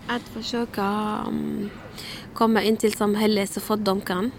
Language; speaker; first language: Swedish; non-native, learner; Arabic